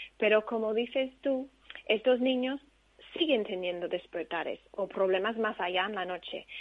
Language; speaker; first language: Spanish; non-native, fluent; English